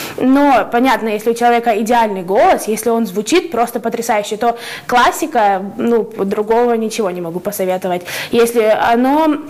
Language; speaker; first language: Russian; native; Russian